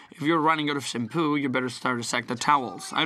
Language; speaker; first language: English; non-native, fluent; Spanish